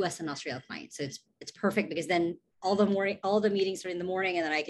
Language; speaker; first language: English; non-native, local second language; Cebuano